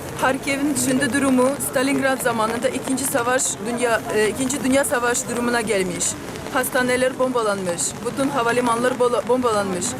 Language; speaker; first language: Turkish; non-native, fluent; Ukrainian